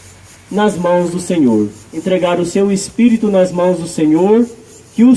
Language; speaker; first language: Portuguese; native; Portuguese